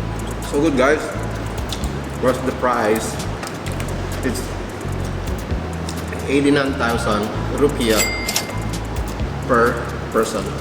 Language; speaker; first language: English; non-native, local second language; Filipino